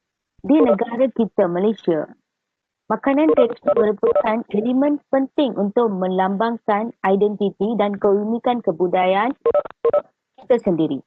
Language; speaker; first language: Malay; native; Malay